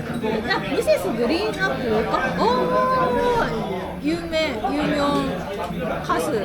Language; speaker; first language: Korean; non-native, learner; Japanese